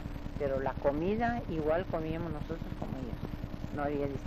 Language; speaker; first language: Spanish; early bilingual, other home language; Russian